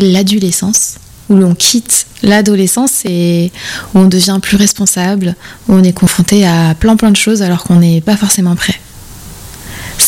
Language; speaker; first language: French; native; French